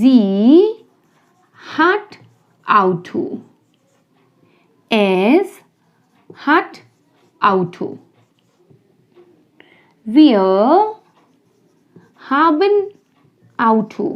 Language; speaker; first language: German; non-native, fluent; Hindi